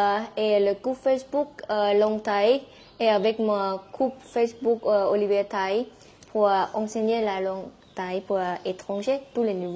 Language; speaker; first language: French; non-native, learner; Thai